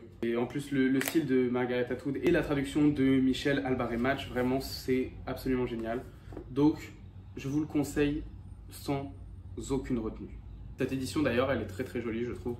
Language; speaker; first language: French; native; French